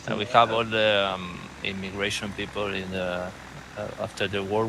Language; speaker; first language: English; non-native, fluent; Spanish